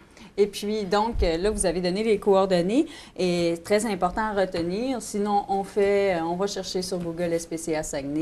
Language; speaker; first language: French; native; French